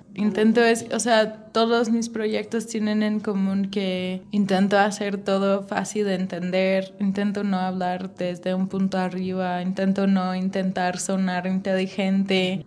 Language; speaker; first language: Spanish; non-native, fluent; English